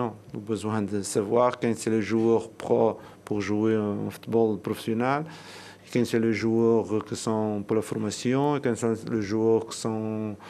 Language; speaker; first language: French; non-native, learner; Portuguese